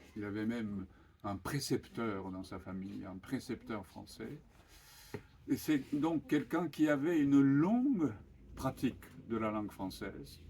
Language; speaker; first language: French; non-native, fluent; Japanese